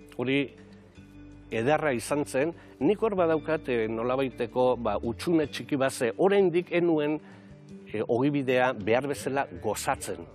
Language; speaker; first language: Basque; native; Basque